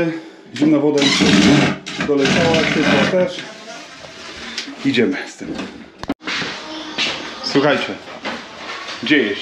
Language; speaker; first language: Polish; native; Polish